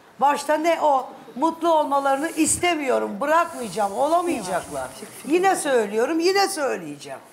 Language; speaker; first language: Turkish; native; Turkish